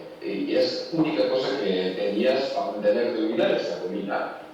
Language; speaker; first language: Spanish; non-native, learner; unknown